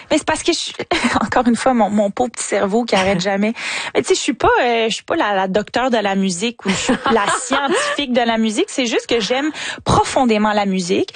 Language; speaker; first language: French; native; French